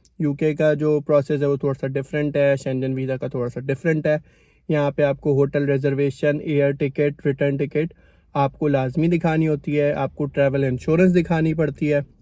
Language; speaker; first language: Urdu; native; Urdu